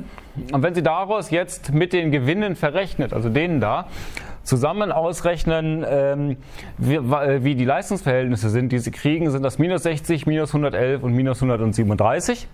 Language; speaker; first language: German; native; German